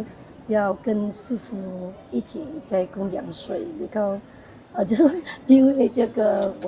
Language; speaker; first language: Chinese; non-native, learner; Vietnamese